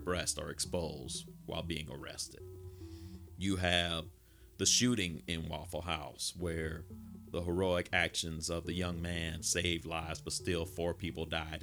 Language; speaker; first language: English; native; English